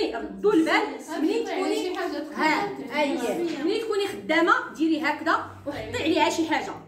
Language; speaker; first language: Arabic; native; Arabic